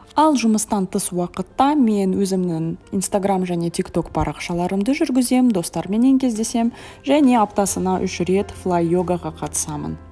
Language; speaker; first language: Kazakh; non-native, local second language; Russian